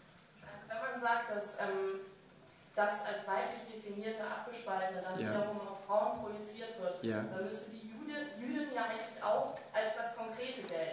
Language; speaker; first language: German; native; German